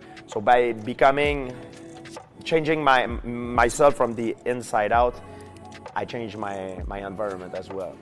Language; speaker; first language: English; non-native, local second language; French